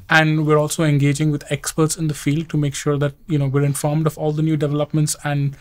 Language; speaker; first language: English; non-native, local second language; Hindi